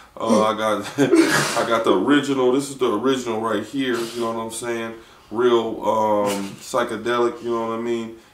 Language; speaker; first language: English; native; English